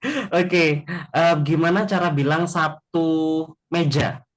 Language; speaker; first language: Indonesian; native; Indonesian